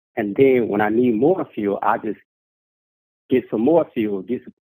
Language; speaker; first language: English; native; English